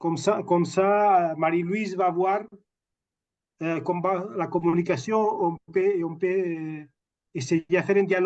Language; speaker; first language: French; non-native, fluent; Catalan